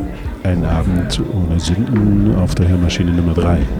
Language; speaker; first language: German; native; German